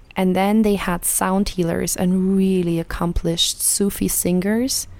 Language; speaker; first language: English; non-native, fluent; German